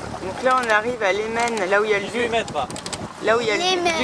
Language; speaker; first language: French; native; French